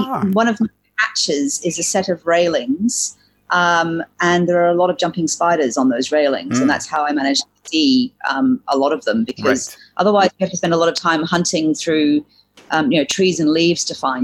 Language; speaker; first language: English; native; English